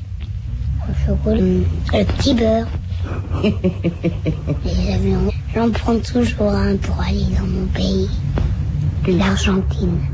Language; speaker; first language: French; early bilingual, other home language; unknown